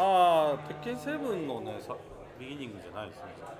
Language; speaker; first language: Japanese; native; Japanese